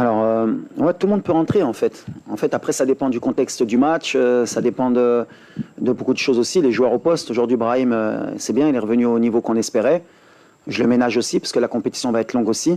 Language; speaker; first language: French; native; French